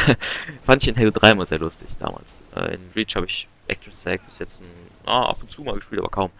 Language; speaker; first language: German; native; German